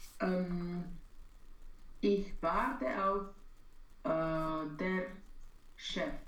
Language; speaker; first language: German; non-native, learner; Romanian